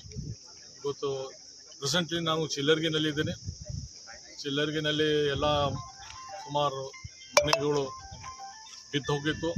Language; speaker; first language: Kannada; non-native, local second language; Urdu